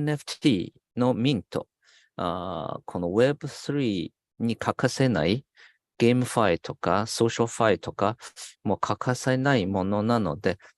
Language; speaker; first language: Japanese; non-native, fluent; Chinese